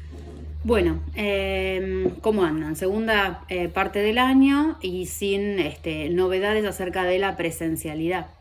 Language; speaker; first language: Spanish; native; Spanish